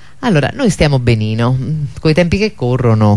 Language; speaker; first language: Italian; native; Italian